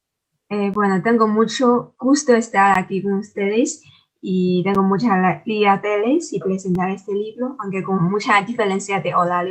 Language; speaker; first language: Spanish; non-native, fluent; Chinese